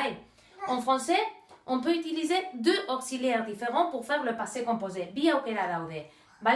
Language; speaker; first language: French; non-native, fluent; Basque